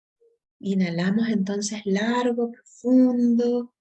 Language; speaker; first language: Spanish; native; Spanish